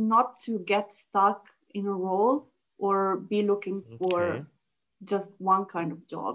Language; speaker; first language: English; non-native, fluent; Italian